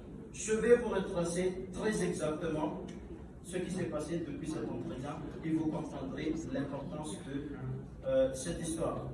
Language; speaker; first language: French; non-native, local second language; Malagasy